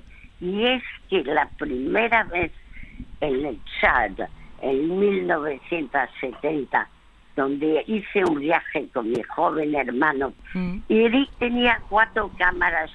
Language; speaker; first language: Spanish; non-native, fluent; French